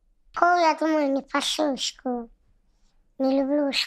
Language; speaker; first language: Russian; non-native, local second language; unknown